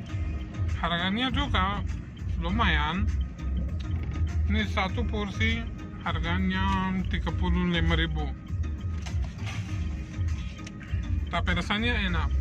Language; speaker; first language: Indonesian; non-native, learner; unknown